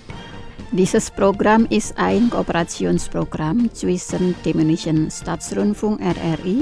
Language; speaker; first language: German; non-native, fluent; Indonesian